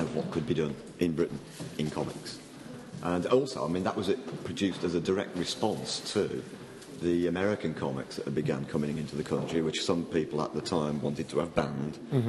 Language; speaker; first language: English; native; English